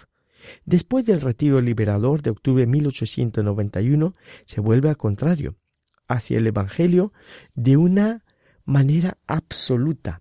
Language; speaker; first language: Spanish; native; Spanish